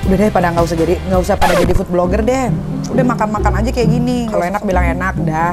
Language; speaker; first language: Indonesian; native; Indonesian